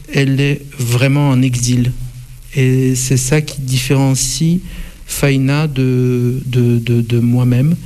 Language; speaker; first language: French; non-native, fluent; Russian